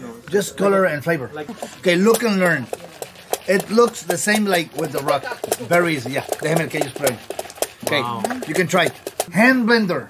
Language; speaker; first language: English; non-native, fluent; Spanish